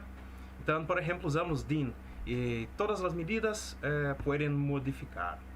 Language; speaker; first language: Spanish; non-native, fluent; Portuguese